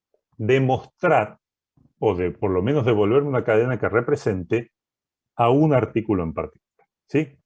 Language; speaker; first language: Spanish; native; Spanish